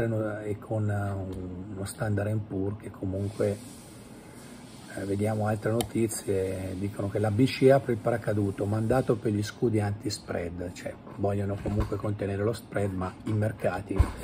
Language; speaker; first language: Italian; native; Italian